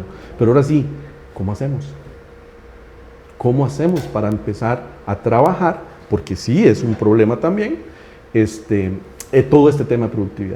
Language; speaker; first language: Spanish; native; Spanish